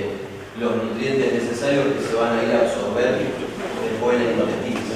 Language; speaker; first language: Spanish; native; Spanish